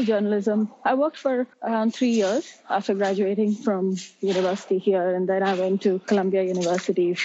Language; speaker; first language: English; non-native, local second language; Hindi